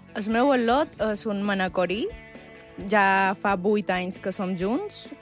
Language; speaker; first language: Catalan; early bilingual, other home language; Spanish